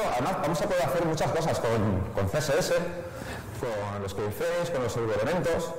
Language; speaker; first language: Spanish; native; Spanish